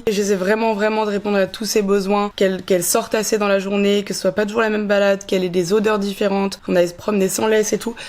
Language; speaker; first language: French; native; French